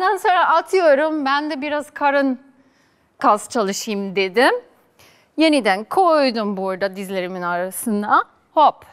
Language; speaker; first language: Turkish; non-native, fluent; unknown